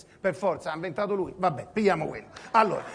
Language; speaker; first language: Italian; native; Italian